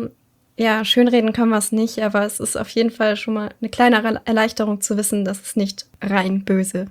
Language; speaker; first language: German; native; German